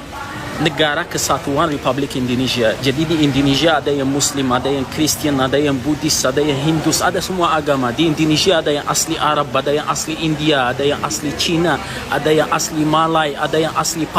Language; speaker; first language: Indonesian; non-native, fluent; Arabic